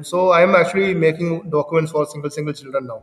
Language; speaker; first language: English; non-native, local second language; Malayalam